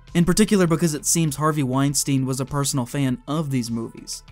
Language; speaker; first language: English; native; English